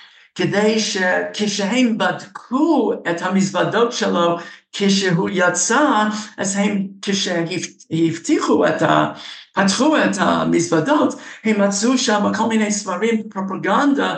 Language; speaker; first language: Hebrew; non-native, fluent; English